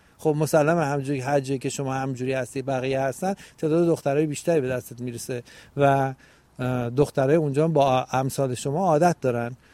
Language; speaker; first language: Persian; native; Persian